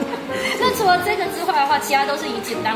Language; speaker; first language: Chinese; native; Chinese